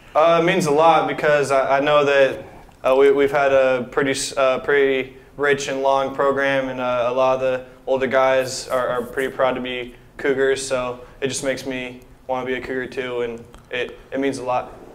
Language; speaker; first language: English; native; English